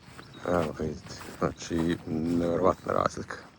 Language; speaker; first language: Croatian; native; Croatian